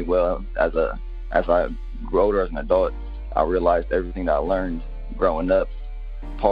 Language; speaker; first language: English; native; English